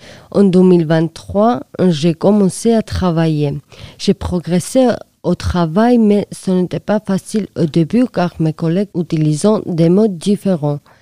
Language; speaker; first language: French; non-native, learner; Georgian